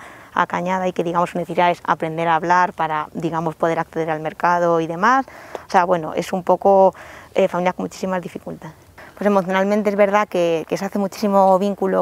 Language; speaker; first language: Spanish; native; Spanish